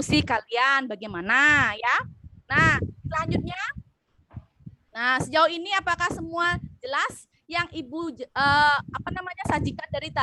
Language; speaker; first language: Indonesian; native; Indonesian